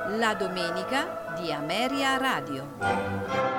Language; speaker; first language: Italian; native; Italian